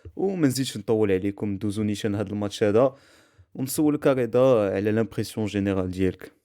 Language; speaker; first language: Arabic; native; Arabic